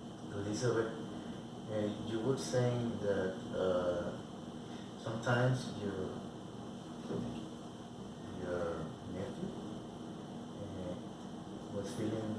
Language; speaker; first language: English; non-native, learner; Spanish